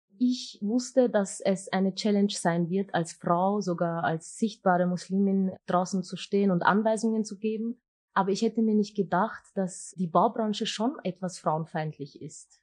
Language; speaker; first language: German; early bilingual, other home language; Turkish